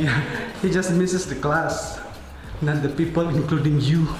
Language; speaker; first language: English; non-native, fluent; Indonesian